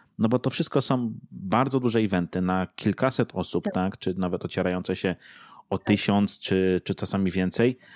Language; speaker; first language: Polish; native; Polish